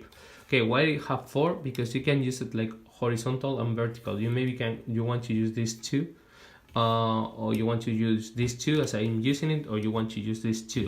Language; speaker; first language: English; non-native, fluent; Spanish